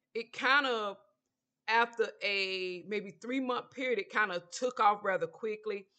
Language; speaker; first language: English; native; English